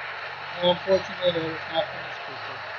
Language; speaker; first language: English; native; English